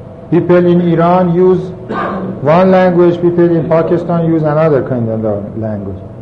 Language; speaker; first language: English; non-native, fluent; Persian